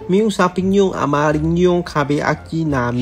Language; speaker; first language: Portuguese; non-native, learner; Chinese